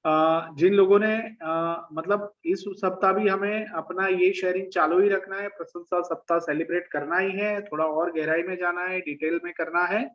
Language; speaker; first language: Hindi; native; Hindi